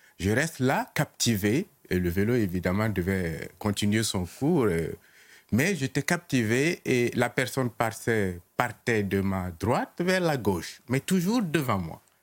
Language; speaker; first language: French; non-native, local second language; Mossi